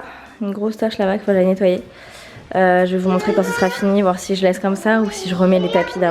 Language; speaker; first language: French; native; French